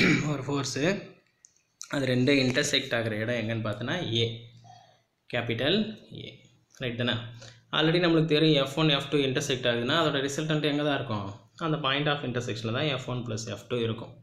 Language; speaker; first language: Tamil; native; Tamil